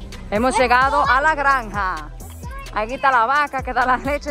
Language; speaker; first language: Spanish; early bilingual, heritage; Spanish